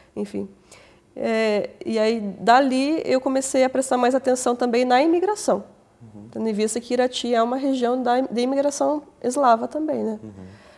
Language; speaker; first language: Portuguese; native; Portuguese